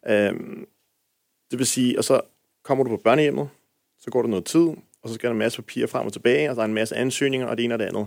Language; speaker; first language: Danish; native; Danish